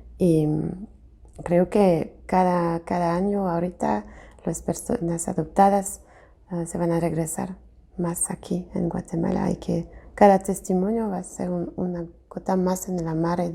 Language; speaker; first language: Spanish; non-native, fluent; French